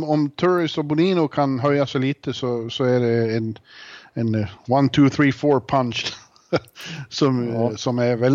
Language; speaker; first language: Swedish; native; Swedish